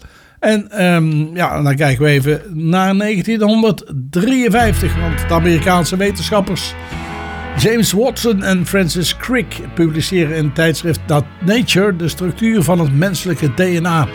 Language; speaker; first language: Dutch; native; Dutch